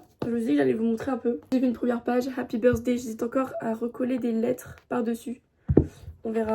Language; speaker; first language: French; native; French